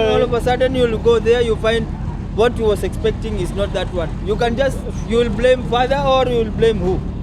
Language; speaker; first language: English; non-native, learner; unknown